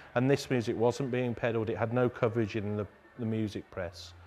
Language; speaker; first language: English; native; English